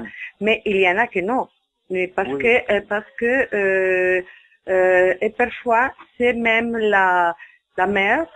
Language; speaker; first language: French; non-native, fluent; Spanish